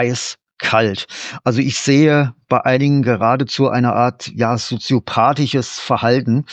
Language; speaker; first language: German; native; German